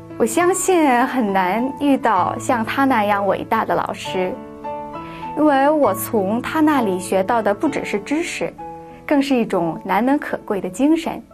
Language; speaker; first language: Chinese; early bilingual, other home language; Korean